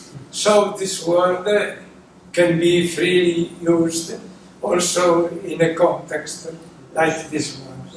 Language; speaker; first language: English; non-native, fluent; Italian